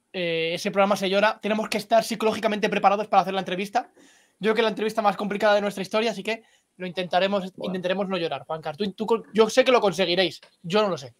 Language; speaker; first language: Spanish; native; Spanish